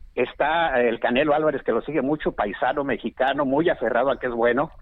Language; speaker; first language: Spanish; native; Spanish